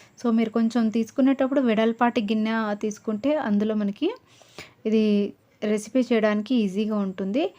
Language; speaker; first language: Telugu; non-native, local second language; Lambadi